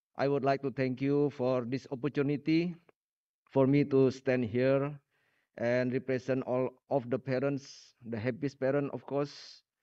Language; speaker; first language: English; non-native, learner; Indonesian